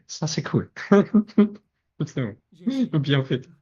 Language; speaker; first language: French; non-native, fluent; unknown